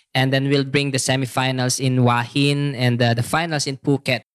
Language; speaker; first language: English; non-native, local second language; Filipino